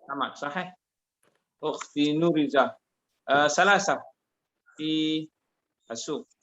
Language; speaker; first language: Arabic; non-native, fluent; Malay